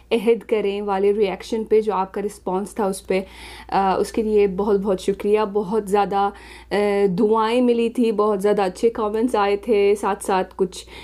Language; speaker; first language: Urdu; non-native, fluent; Arabic